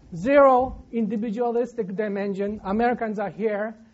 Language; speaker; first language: English; non-native, fluent; Japanese